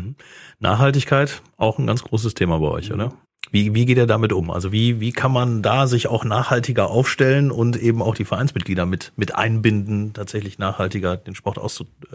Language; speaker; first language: German; native; German